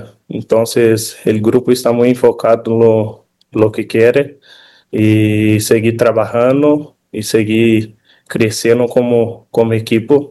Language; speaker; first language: Spanish; non-native, fluent; Portuguese